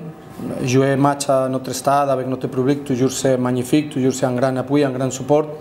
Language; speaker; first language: French; non-native, fluent; Spanish